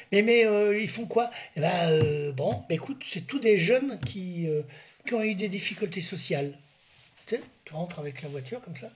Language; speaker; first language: French; native; French